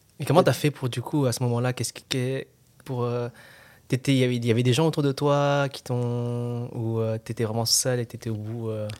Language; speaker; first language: French; native; French